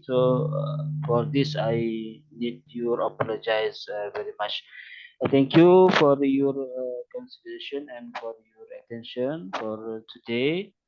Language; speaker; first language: English; non-native, learner; Indonesian